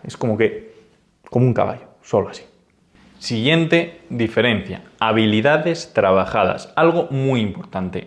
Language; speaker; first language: Spanish; native; Spanish